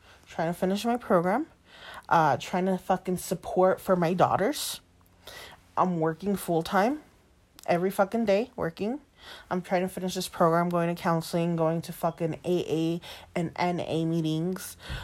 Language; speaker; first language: English; early bilingual, other home language; Spanish